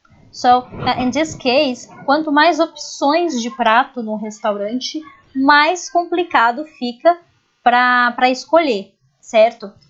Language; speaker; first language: Portuguese; native; Portuguese